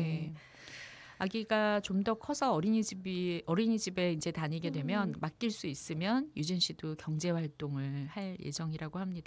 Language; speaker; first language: Korean; native; Korean